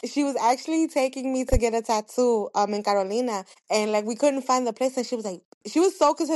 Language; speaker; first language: English; early bilingual, other home language; Spanish